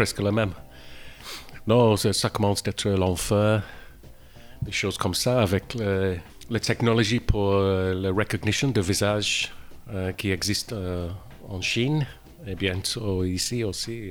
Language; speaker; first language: French; non-native, learner; English